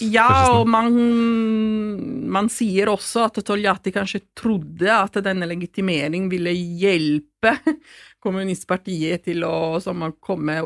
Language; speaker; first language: Norwegian; non-native, fluent; Italian